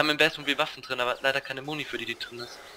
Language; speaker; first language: German; native; German